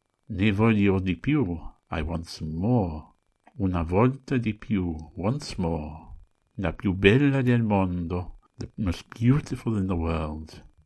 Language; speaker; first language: Italian; non-native, learner; English